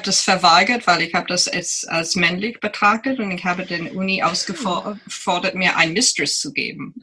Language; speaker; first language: German; non-native, fluent; English